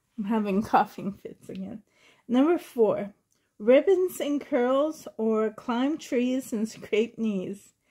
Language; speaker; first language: English; native; English